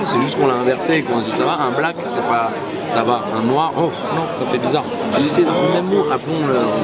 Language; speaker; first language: French; native; French